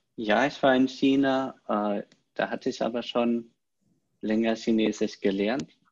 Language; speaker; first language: German; native; German